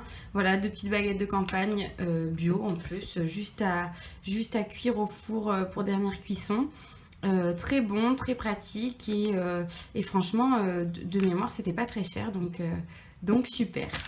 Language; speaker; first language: French; native; French